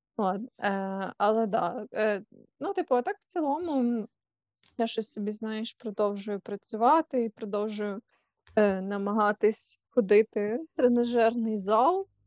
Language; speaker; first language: Ukrainian; non-native, local second language; Russian